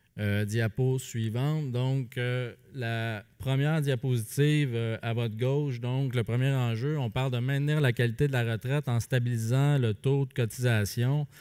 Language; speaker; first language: French; native; French